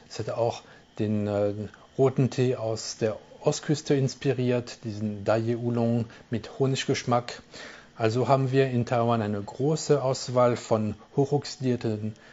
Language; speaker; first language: German; non-native, local second language; French